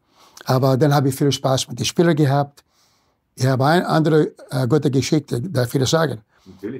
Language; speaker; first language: German; non-native, fluent; English